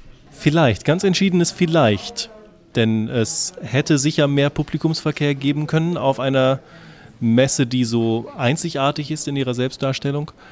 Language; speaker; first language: German; non-native, fluent; English